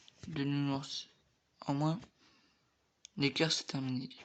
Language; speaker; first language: French; native; French